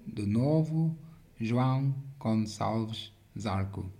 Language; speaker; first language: Portuguese; non-native, learner; English